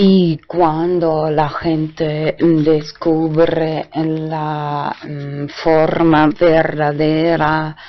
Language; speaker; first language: Spanish; non-native, fluent; German